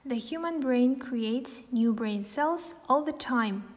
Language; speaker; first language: English; non-native, fluent; Kazakh